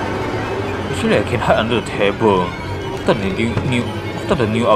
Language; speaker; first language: English; non-native, fluent; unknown